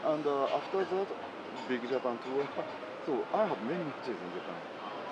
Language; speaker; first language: English; non-native, learner; Japanese